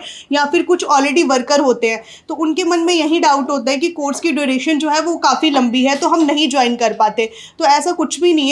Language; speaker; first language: Hindi; native; Hindi